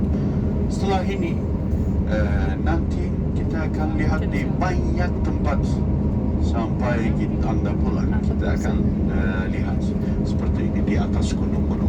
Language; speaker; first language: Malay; non-native, fluent; Turkish